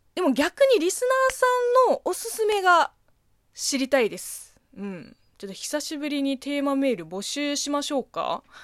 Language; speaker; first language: Japanese; non-native, fluent; Chinese